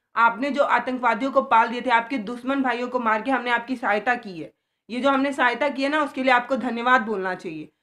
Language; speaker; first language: Hindi; native; Hindi